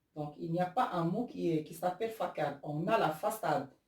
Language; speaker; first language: French; non-native, local second language; Arabic